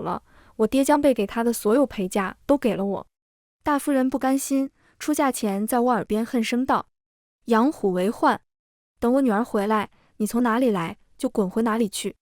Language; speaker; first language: Chinese; native; Chinese